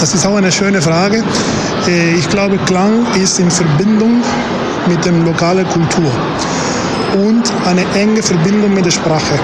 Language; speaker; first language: German; non-native, fluent; Spanish